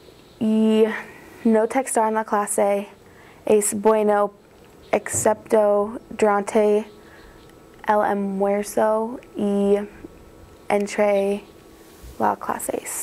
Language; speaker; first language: Spanish; non-native, learner; English